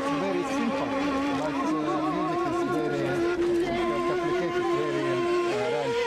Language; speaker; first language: English; non-native, learner; Russian